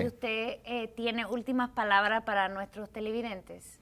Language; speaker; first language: Spanish; early bilingual, heritage; Spanish